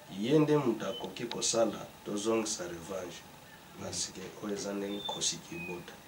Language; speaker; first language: Lingala; non-native, local second language; Kongo